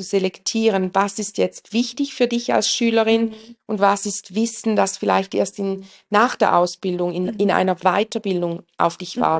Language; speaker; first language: German; native; German